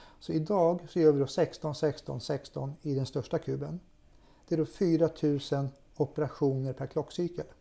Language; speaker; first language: Swedish; native; Swedish